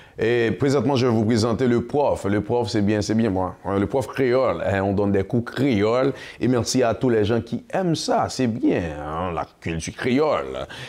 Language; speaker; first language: French; non-native, local second language; Haitian Creole